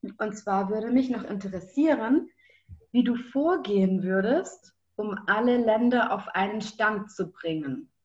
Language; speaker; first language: German; native; German